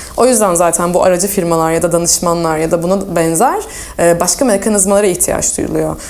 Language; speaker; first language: Turkish; native; Turkish